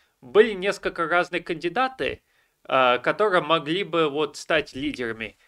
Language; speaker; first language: Russian; early bilingual, heritage; Russian